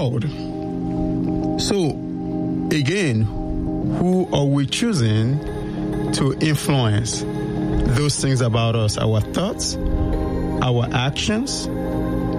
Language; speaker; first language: English; non-native, local second language; Yoruba